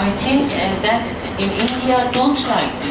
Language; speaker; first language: English; non-native, learner; Persian